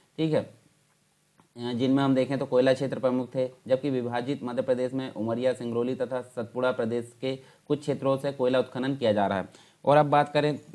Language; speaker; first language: Hindi; native; Hindi